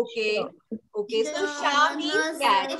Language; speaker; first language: English; non-native, local second language; Hindi